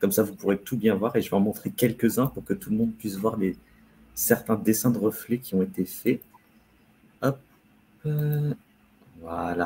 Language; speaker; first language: French; native; French